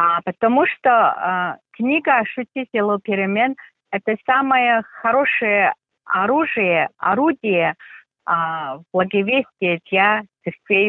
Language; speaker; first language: Russian; non-native, fluent; Mongolian